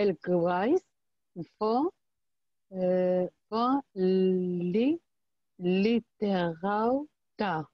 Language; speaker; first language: German; non-native, learner; Arabic